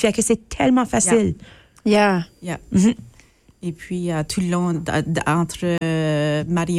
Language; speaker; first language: French; native; French